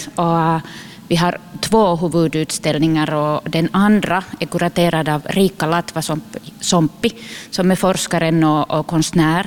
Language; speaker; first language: Swedish; non-native, local second language; Finnish